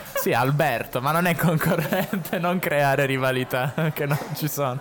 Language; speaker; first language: Italian; native; Italian